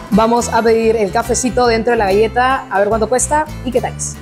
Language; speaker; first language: Spanish; native; Spanish